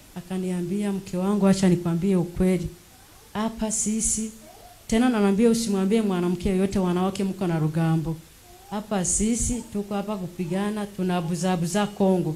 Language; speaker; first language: Swahili; non-native, local second language; Rundi